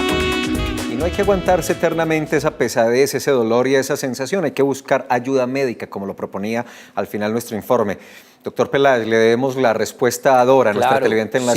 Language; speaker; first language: Spanish; native; Spanish